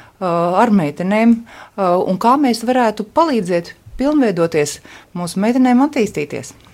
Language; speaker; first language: Latvian; native; Latvian